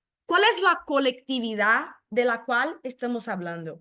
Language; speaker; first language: Spanish; non-native, fluent; Portuguese